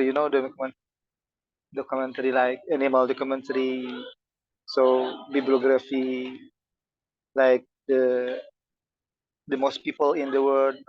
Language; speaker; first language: English; non-native, learner; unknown